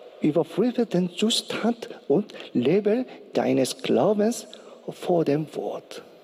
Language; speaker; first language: German; non-native, learner; Korean